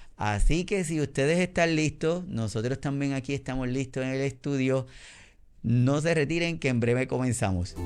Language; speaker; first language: Spanish; native; Spanish